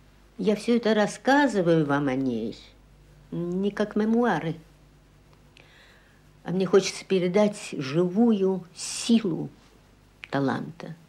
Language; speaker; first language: Russian; native; Russian